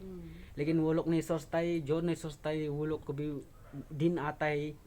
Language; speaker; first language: Hindi; non-native, local second language; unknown